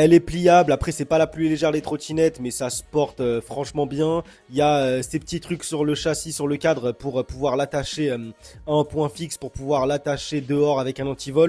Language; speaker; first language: French; native; French